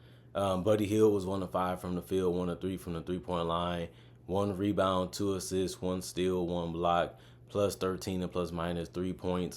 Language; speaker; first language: English; native; English